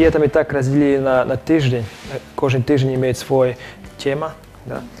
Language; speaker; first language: Russian; non-native, local second language; Romany